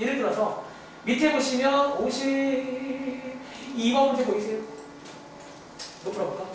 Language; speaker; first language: Korean; native; Korean